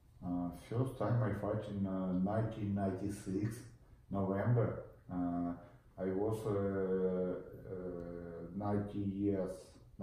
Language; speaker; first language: English; non-native, learner; Russian